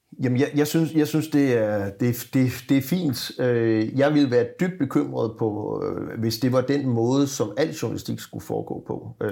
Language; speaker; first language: Danish; native; Danish